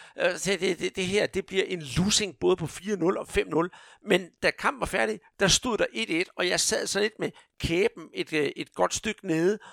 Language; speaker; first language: Danish; native; Danish